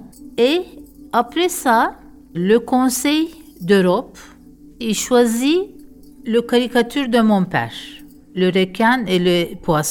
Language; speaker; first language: French; non-native, fluent; Turkish